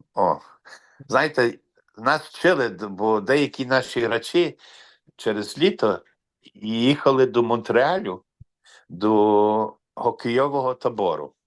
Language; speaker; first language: Ukrainian; early bilingual, heritage; Ukrainian